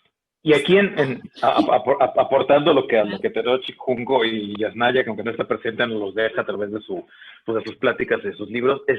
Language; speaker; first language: Spanish; native; Spanish